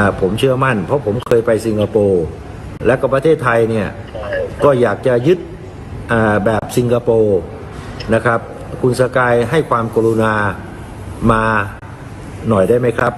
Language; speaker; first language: Thai; native; Thai